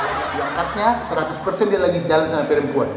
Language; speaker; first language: Indonesian; native; Indonesian